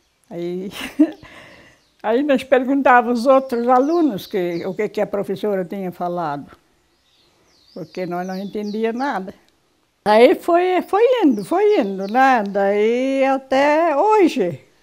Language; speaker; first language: Portuguese; non-native, local second language; German